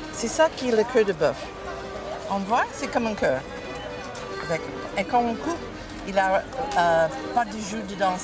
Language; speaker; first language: French; non-native, fluent; English